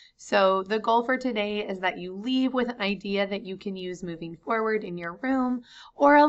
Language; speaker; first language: English; native; English